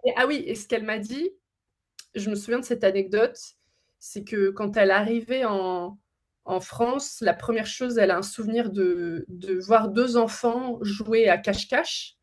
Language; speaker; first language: French; native; French